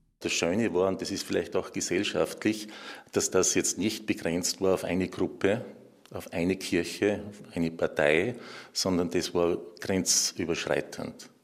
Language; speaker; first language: German; native; German